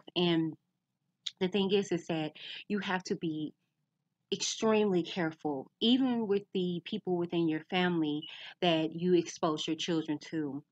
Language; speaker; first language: English; native; English